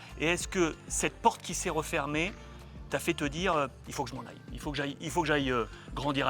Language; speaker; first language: French; native; French